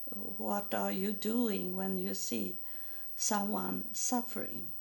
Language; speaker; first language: English; non-native, learner; Swedish